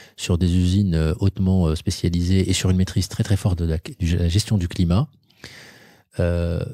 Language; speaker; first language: French; non-native, local second language; Arabic